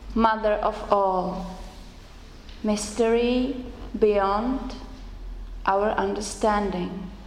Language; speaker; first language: English; non-native, fluent; Czech